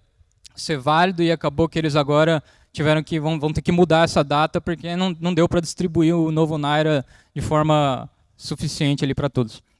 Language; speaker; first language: Portuguese; native; Portuguese